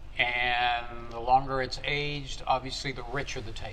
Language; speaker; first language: English; early bilingual, other home language; Spanish